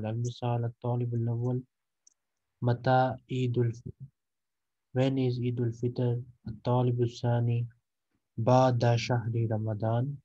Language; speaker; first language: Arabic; non-native, fluent; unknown